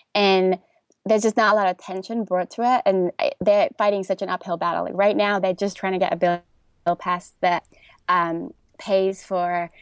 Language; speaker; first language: English; native; English